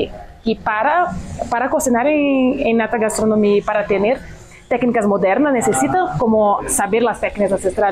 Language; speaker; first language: Spanish; non-native, fluent; Portuguese